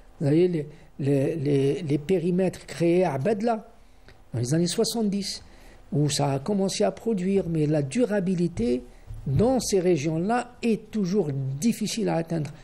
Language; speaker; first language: French; non-native, local second language; Arabic